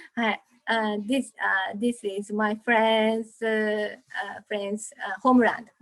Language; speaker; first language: English; non-native, learner; Japanese